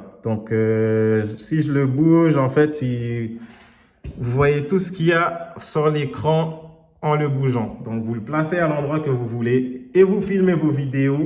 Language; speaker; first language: French; native; French